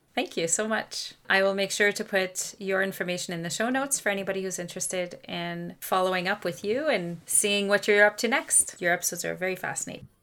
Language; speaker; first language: English; non-native, fluent; French